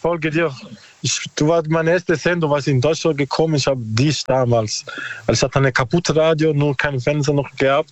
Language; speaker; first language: German; non-native, learner; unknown